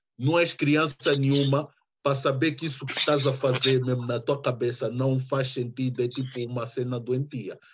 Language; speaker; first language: Portuguese; early bilingual, heritage; Portuguese